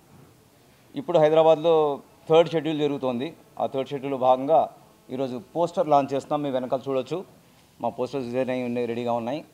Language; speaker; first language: Telugu; native; Telugu